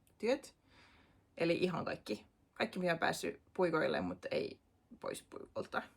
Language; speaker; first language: Finnish; non-native, local second language; Swedish